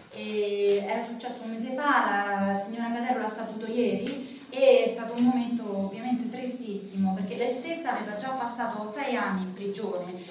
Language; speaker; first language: Italian; native; Italian